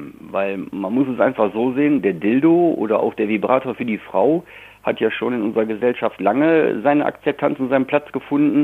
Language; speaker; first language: German; native; German